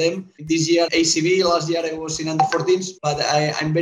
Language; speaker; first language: English; non-native, fluent; Spanish